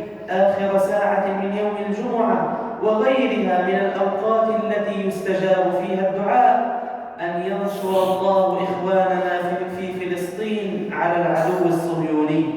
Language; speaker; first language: Arabic; native; Arabic